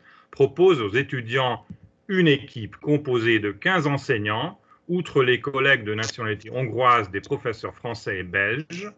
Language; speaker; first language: French; non-native, fluent; Hungarian